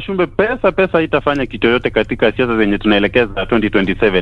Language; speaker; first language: Swahili; non-native, local second language; Gusii